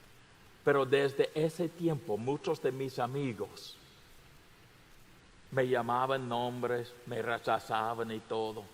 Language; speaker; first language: Spanish; non-native, fluent; English